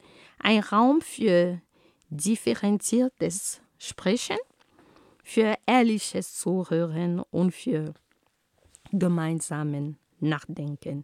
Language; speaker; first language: German; non-native, fluent; Ghomala